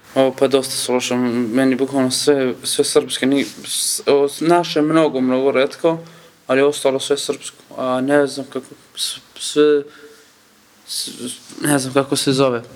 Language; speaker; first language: Serbian; non-native, learner; Kurdish